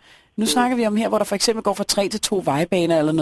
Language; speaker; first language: Danish; native; Danish